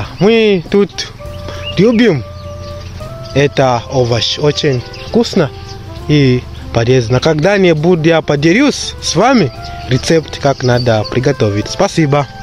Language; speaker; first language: Russian; non-native, learner; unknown